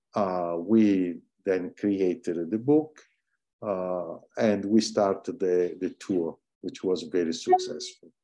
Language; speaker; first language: English; non-native, fluent; Italian